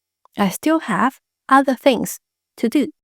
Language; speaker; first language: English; non-native, fluent; Chinese